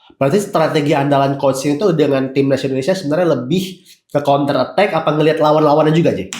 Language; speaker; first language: Indonesian; native; Indonesian